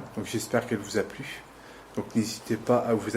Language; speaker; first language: French; native; French